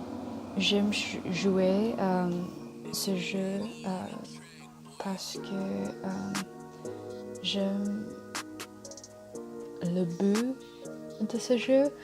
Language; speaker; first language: French; non-native, learner; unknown